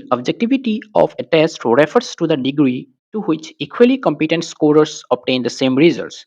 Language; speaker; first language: English; non-native, local second language; Assamese